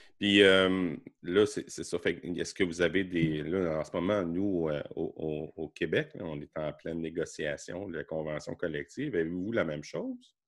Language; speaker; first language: French; native; French